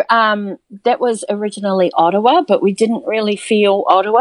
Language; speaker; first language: English; native; English